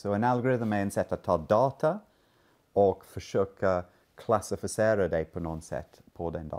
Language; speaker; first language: Swedish; non-native, fluent; English